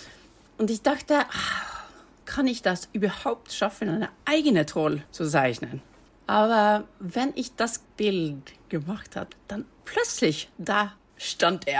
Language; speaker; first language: German; non-native, fluent; Norwegian